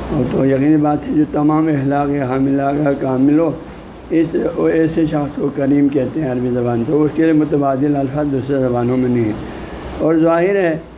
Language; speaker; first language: Urdu; non-native, local second language; Balti